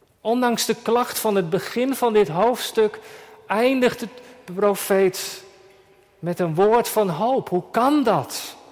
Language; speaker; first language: Dutch; native; Dutch